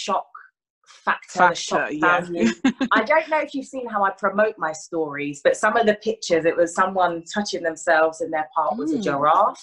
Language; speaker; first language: English; native; English